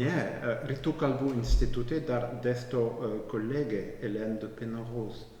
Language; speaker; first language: Lithuanian; non-native, fluent; French